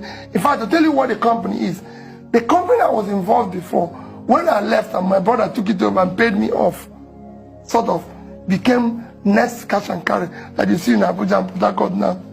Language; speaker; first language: English; non-native, local second language; Igbo